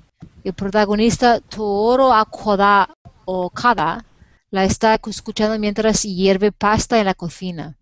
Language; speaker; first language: Spanish; non-native, learner; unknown